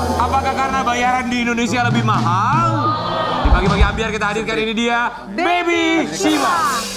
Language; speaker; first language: Indonesian; native; Indonesian